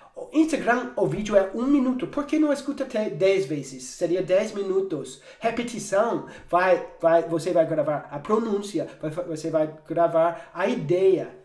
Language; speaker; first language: Portuguese; non-native, fluent; English